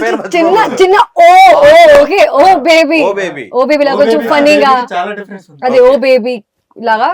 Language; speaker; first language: Telugu; non-native, local second language; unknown